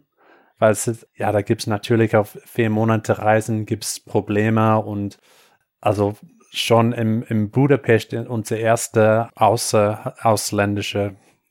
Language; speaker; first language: German; non-native, fluent; English